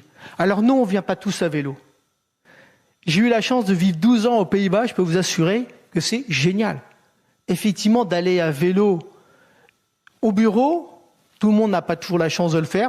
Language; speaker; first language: French; native; French